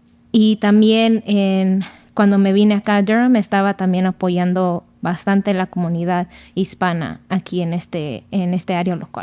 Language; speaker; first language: Spanish; early bilingual, other home language; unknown